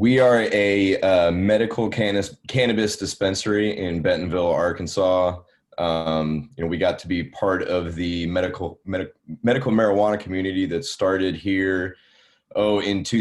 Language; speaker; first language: English; native; English